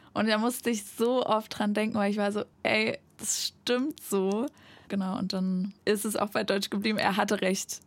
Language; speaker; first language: German; native; German